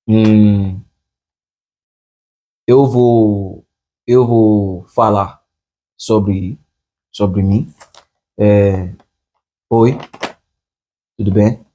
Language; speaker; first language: Portuguese; non-native, learner; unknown